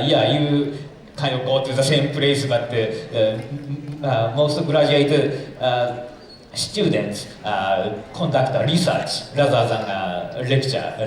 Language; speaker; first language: English; non-native, fluent; Japanese